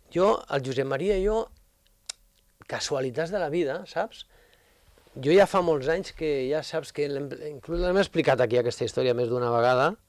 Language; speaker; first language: Catalan; native; Catalan